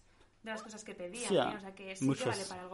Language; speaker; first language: Spanish; native; Spanish